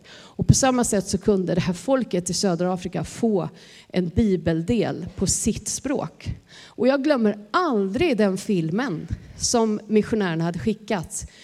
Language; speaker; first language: Swedish; native; Swedish